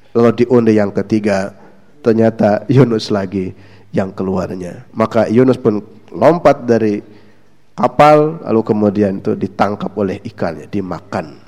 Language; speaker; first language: Indonesian; native; Indonesian